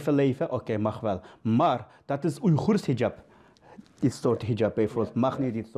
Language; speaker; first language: Dutch; non-native, learner; Uyghur